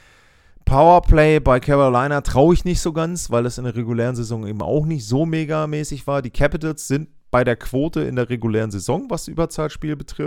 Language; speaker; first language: German; native; German